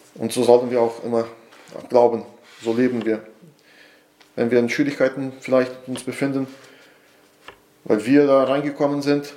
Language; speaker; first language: German; non-native, fluent; Portuguese